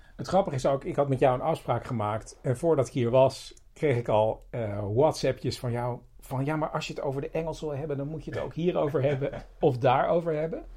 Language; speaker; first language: Dutch; native; Dutch